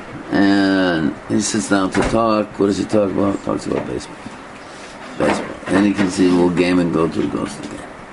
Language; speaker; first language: English; native; English